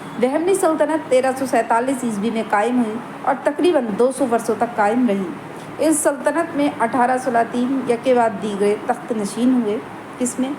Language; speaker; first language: Urdu; native; Urdu